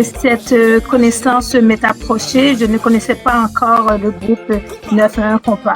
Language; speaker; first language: French; native; French